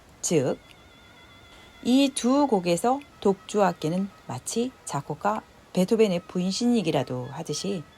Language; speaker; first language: Korean; native; Korean